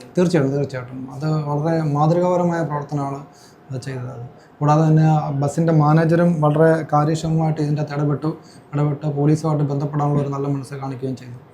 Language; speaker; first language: Malayalam; native; Malayalam